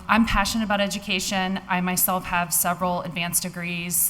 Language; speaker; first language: English; native; English